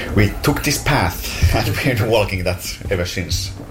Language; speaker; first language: English; non-native, fluent; Finnish